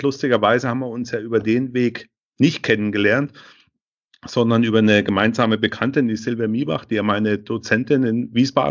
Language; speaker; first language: German; native; German